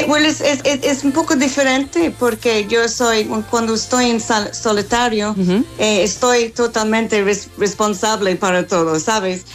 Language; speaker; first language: Spanish; non-native, learner; English